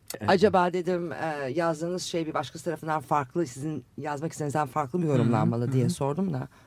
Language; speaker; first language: Turkish; native; Turkish